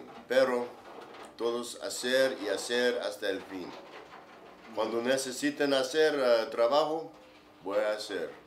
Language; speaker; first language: Spanish; non-native, learner; English